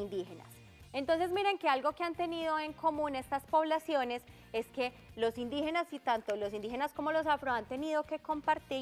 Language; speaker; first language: Spanish; native; Spanish